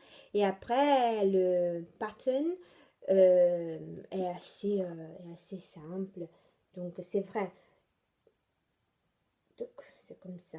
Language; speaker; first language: French; non-native, fluent; Italian